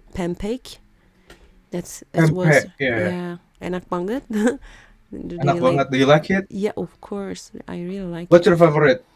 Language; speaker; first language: English; non-native, learner; Turkish